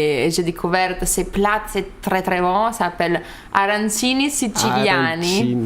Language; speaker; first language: French; non-native, learner; Lithuanian